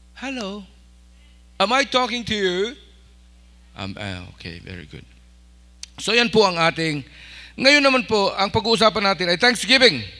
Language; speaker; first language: Filipino; non-native, local second language; Iloko